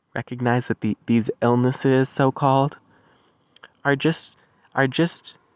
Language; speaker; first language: English; native; English